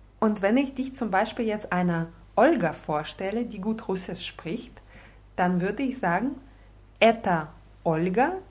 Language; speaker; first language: German; non-native, fluent; Russian